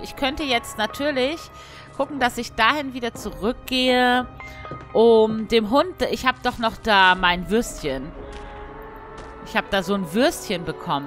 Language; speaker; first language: German; native; German